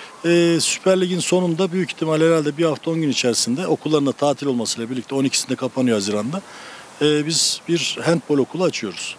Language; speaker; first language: Turkish; native; Turkish